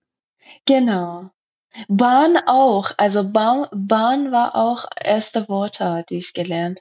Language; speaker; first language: German; non-native, learner; Persian